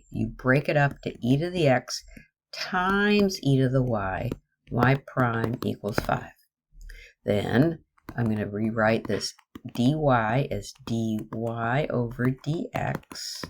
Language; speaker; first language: English; native; English